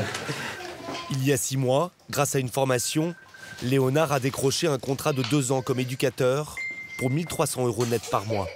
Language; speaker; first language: French; native; French